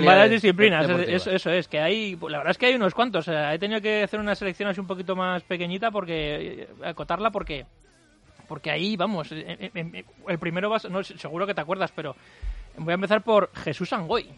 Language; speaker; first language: Spanish; native; Spanish